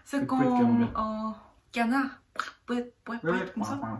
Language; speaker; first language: French; non-native, learner; Korean